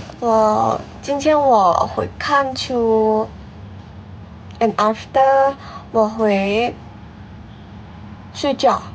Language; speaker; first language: Chinese; non-native, learner; Thai